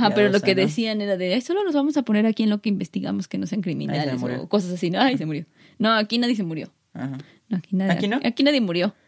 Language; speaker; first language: Spanish; native; Spanish